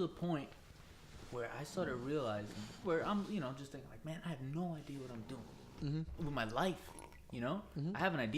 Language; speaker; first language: English; native; English